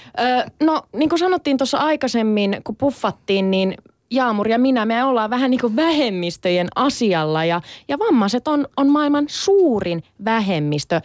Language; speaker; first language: Finnish; early bilingual, other home language; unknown